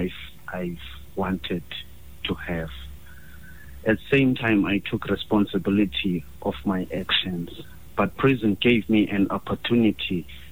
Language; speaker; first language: English; non-native, local second language; Xhosa